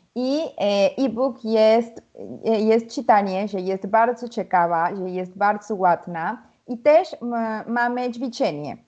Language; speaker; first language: Polish; non-native, learner; Spanish